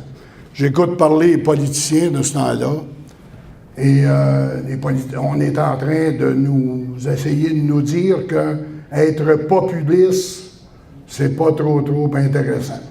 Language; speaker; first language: French; native; French